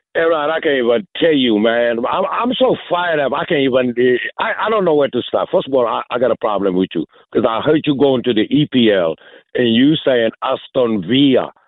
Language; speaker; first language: English; non-native, fluent; Wolof